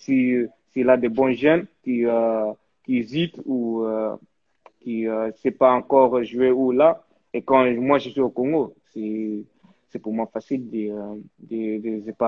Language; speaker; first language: French; early bilingual, heritage; French